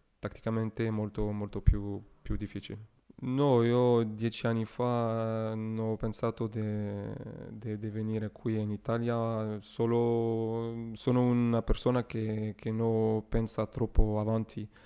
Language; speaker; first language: Italian; non-native, learner; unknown